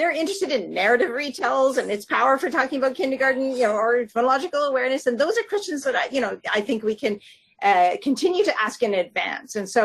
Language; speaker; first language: English; native; English